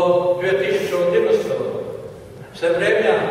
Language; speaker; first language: Ukrainian; non-native, fluent; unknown